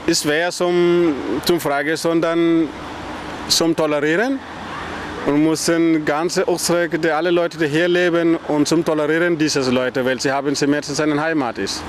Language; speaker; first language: German; non-native, learner; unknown